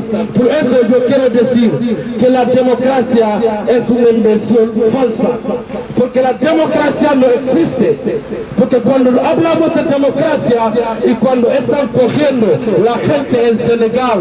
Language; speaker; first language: Spanish; non-native, local second language; Wolof